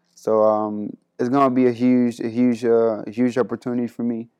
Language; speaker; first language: English; non-native, fluent; Spanish